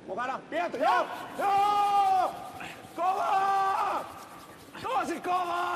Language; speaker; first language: Finnish; native; Finnish